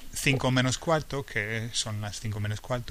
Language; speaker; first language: Spanish; non-native, fluent; English